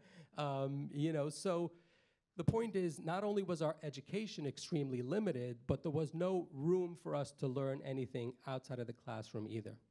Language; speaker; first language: English; native; English